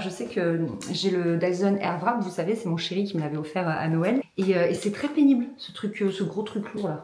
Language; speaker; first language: French; native; French